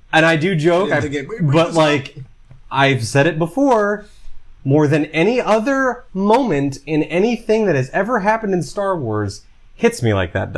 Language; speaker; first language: English; native; English